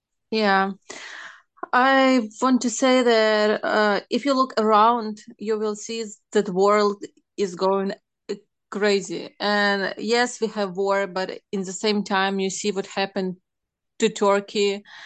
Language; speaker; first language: English; non-native, fluent; Ukrainian